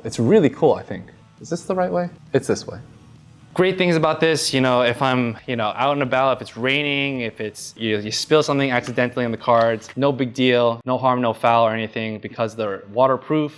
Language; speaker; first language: English; native; English